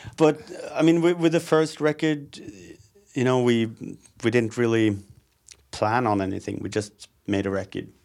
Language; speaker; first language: English; non-native, fluent; Norwegian